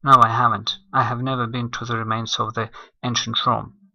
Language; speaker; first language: English; non-native, fluent; Russian